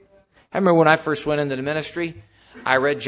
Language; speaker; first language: English; native; English